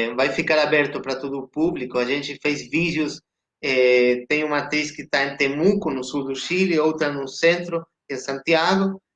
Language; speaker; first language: Portuguese; non-native, fluent; Spanish